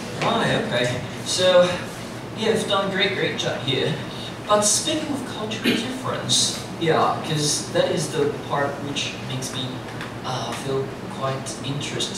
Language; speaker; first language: English; non-native, fluent; Chinese